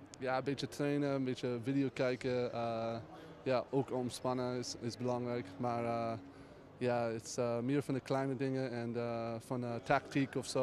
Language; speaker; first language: Dutch; non-native, learner; English